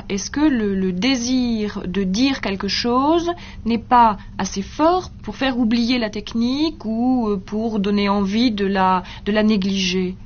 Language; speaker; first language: French; native; French